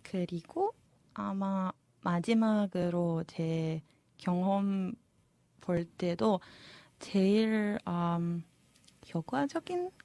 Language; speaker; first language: Korean; non-native, fluent; Serbian